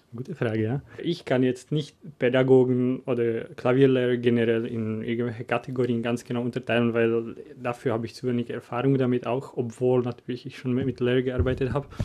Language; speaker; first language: German; early bilingual, other home language; Czech